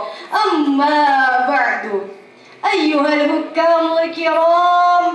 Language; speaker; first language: Arabic; non-native, learner; Indonesian